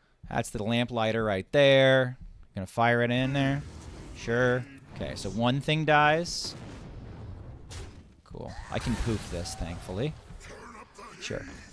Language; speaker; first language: English; native; English